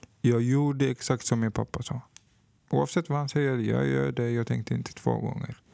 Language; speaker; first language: Swedish; non-native, fluent; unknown